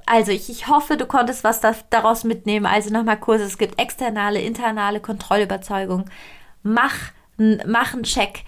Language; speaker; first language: German; non-native, fluent; Italian